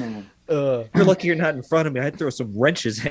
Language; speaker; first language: English; native; English